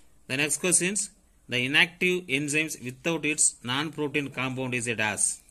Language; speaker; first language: English; non-native, local second language; Tamil